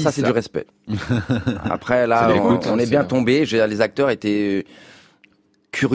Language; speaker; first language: French; native; French